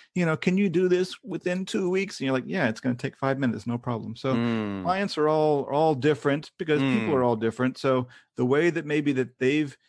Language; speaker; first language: English; native; English